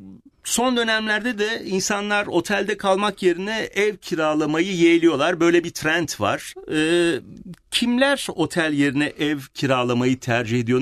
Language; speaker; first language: Turkish; native; Turkish